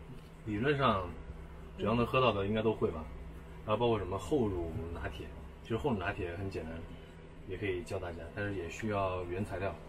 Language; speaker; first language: Chinese; native; Chinese